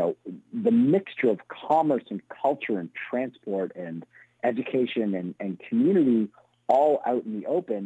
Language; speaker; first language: English; native; English